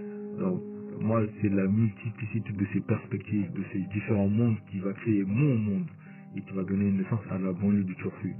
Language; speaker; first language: French; native; French